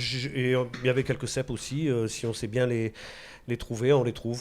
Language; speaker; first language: French; native; French